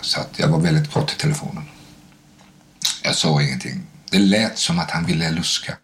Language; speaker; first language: Swedish; native; Swedish